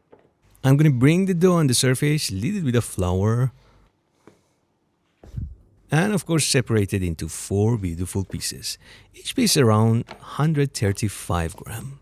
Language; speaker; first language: English; non-native, fluent; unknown